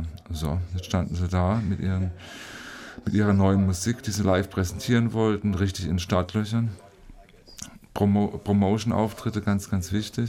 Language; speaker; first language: German; native; German